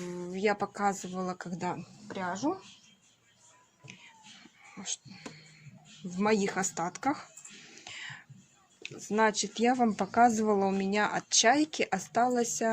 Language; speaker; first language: Russian; native; Russian